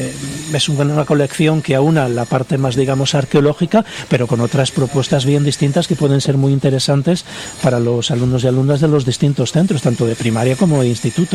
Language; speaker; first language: Spanish; native; Spanish